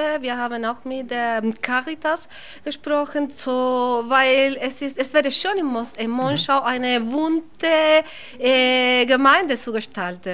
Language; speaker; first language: German; non-native, learner; Spanish